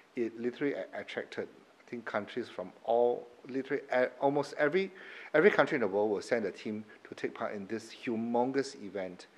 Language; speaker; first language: English; non-native, local second language; Chinese